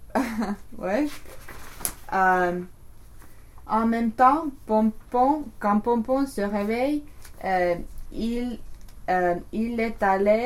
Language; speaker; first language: French; non-native, learner; English